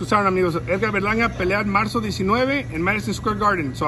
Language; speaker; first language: Spanish; native; Spanish